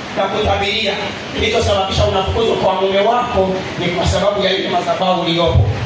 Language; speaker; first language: Swahili; non-native, local second language; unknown